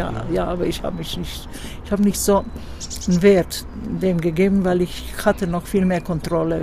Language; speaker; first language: German; non-native, fluent; Croatian